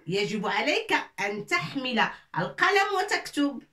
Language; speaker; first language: Arabic; non-native, fluent; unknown